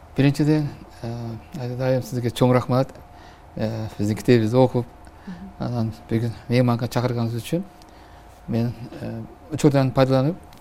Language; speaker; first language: Kyrgyz; non-native, local second language; Uzbek